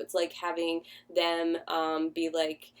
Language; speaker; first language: English; native; English